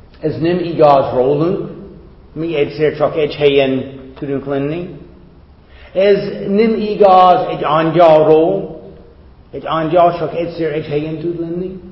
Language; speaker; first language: Hungarian; non-native, fluent; English